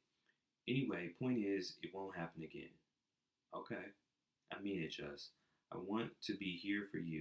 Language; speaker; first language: English; native; English